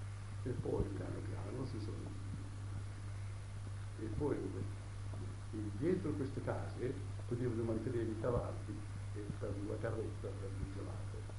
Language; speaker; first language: Italian; early bilingual, heritage; Italian